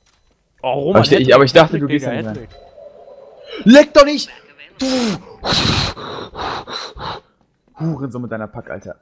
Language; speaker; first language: German; native; German